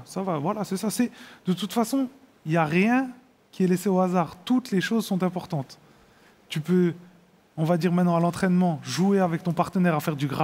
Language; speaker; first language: French; native; French